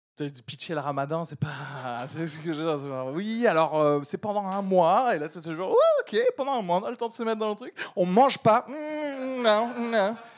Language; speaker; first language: French; early bilingual, other home language; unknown